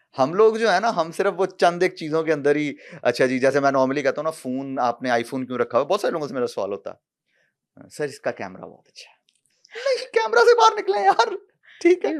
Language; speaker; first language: Urdu; non-native, local second language; Punjabi